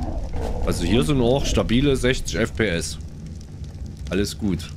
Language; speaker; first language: German; native; German